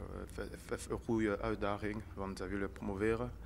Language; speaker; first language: Dutch; non-native, fluent; French